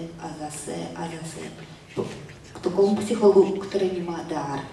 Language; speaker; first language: Czech; non-native, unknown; Russian